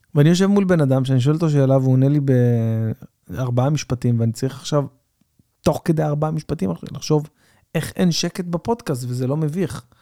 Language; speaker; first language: Hebrew; native; Hebrew